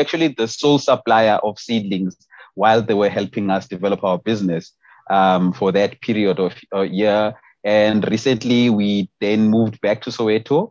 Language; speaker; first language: English; non-native, local second language; Xhosa